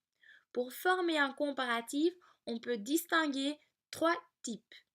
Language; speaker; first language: French; non-native, learner; Dutch